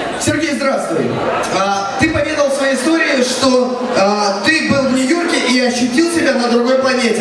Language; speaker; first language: Russian; native; Russian